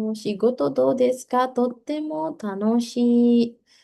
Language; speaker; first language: Japanese; non-native, fluent; Indonesian